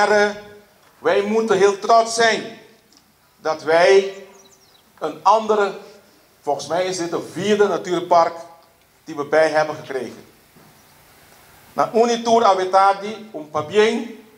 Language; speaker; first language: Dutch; non-native, local second language; Papiamento